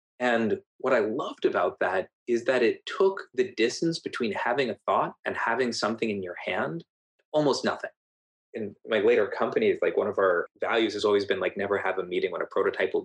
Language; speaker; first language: English; native; English